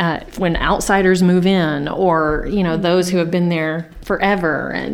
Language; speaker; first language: English; native; English